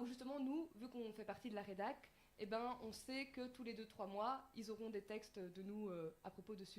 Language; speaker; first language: French; native; French